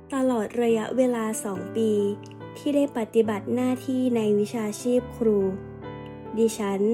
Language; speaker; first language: Thai; native; Thai